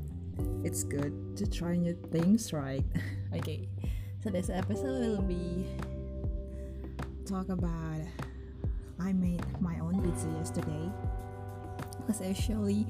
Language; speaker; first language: English; non-native, learner; Indonesian